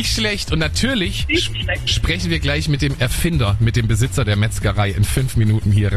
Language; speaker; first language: German; native; German